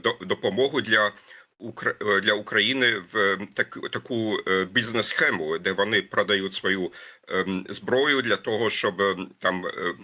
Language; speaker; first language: Ukrainian; non-native, fluent; German